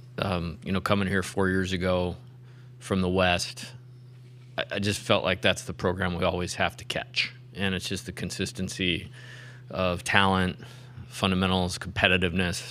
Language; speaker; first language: English; native; English